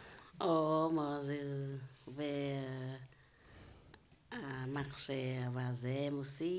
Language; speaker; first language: French; non-native, learner; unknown